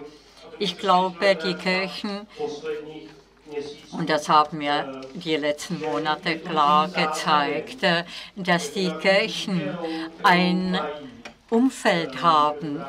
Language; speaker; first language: German; non-native, fluent; Czech